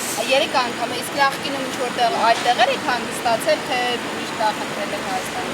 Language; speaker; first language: Armenian; native; Armenian